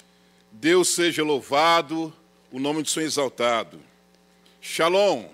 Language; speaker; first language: Portuguese; native; Portuguese